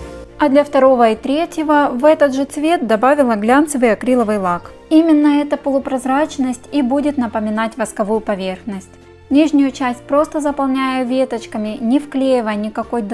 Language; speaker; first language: Russian; native; Russian